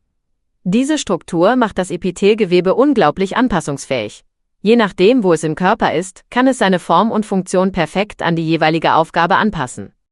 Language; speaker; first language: German; native; German